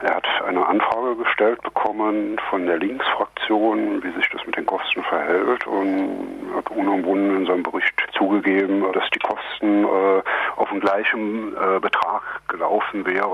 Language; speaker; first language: German; native; German